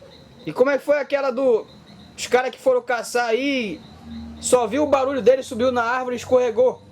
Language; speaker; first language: Portuguese; native; Portuguese